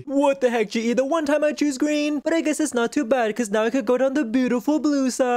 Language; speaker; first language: English; native; English